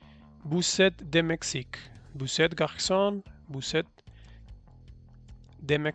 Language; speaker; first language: French; non-native, learner; Spanish